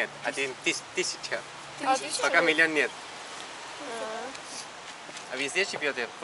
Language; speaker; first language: Russian; non-native, learner; Spanish